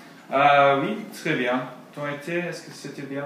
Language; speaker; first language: French; non-native, learner; English